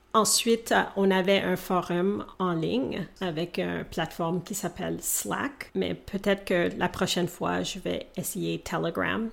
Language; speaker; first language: French; non-native, local second language; English